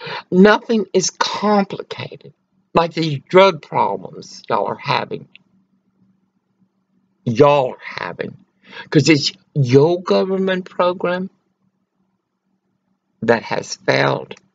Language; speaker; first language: English; early bilingual, other home language; Spanish